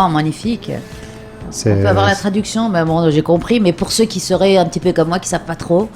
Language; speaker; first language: French; native; French